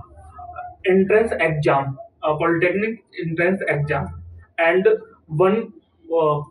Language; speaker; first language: English; non-native, learner; Hindi